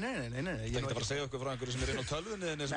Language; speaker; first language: Icelandic; native; Icelandic